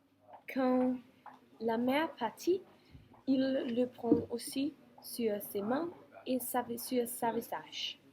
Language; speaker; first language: French; non-native, learner; Danish